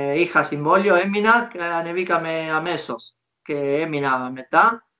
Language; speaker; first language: Greek; non-native, fluent; Spanish